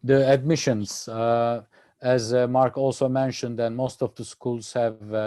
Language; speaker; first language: English; non-native, fluent; Turkish